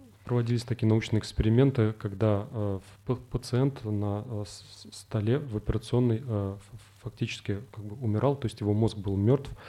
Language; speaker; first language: Russian; native; Russian